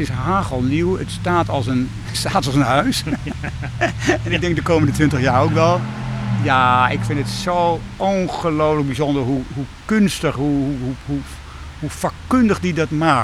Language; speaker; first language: Dutch; native; Dutch